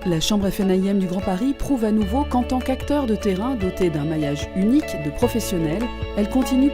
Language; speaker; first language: French; native; French